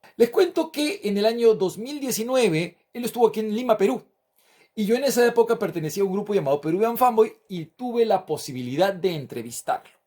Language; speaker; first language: Spanish; native; Spanish